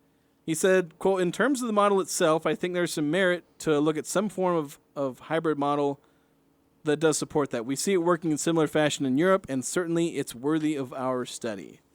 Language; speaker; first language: English; native; English